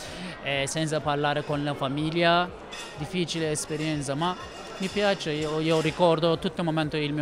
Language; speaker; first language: Italian; non-native, learner; Turkish